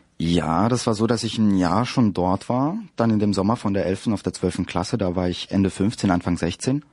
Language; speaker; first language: German; early bilingual, other home language; French